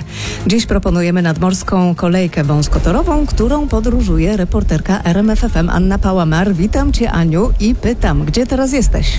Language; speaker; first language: Polish; native; Polish